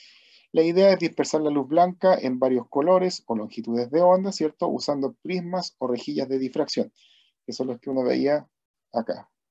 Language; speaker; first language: Spanish; native; Spanish